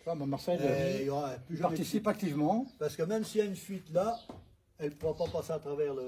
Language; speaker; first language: French; native; French